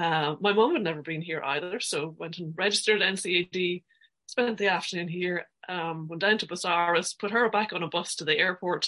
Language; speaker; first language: English; native; English